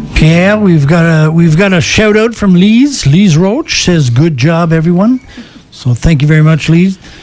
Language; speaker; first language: English; early bilingual, other home language; French